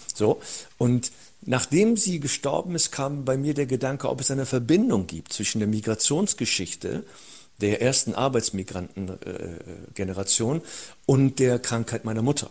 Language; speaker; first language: German; early bilingual, other home language; Turkish